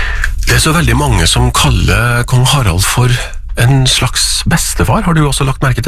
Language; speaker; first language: Norwegian; native; Norwegian